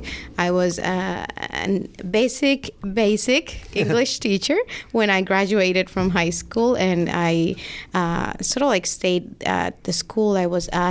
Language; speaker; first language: English; non-native, fluent; Spanish